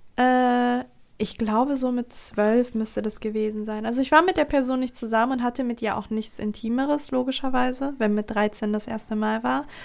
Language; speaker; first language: German; early bilingual, other home language; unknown